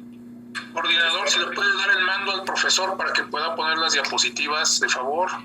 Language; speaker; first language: Spanish; native; Spanish